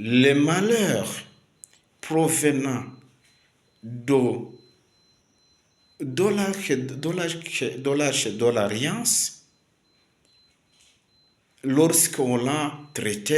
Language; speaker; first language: French; non-native, local second language; Kinyarwanda